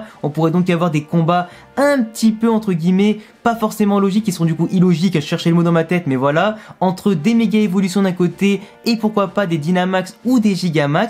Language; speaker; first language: French; native; French